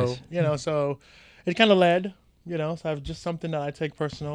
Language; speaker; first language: English; non-native, local second language; Yoruba